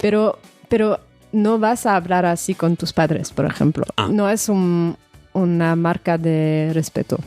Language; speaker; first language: Spanish; non-native, fluent; French